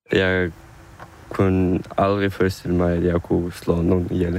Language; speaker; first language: Danish; non-native, fluent; Ukrainian